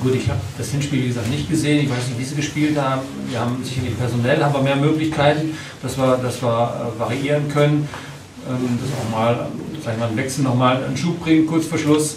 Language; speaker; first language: German; native; German